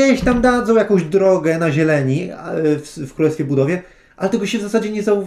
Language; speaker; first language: Polish; native; Polish